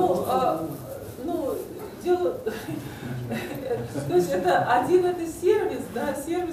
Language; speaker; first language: Russian; native; Russian